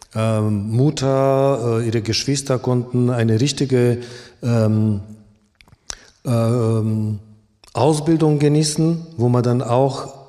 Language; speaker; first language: German; early bilingual, other home language; Romany